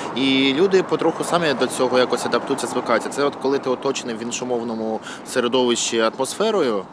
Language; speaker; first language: Ukrainian; non-native, local second language; Russian